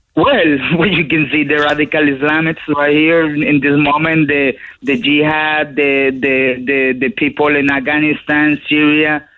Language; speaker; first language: English; non-native, fluent; Spanish